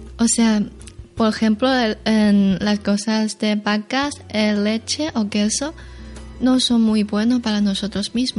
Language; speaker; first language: Spanish; non-native, learner; Chinese